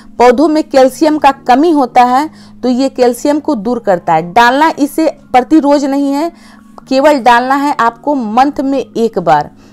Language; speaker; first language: Hindi; native; Hindi